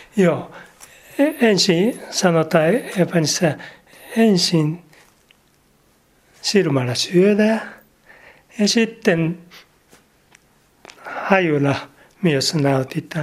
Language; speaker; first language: Finnish; non-native, learner; Japanese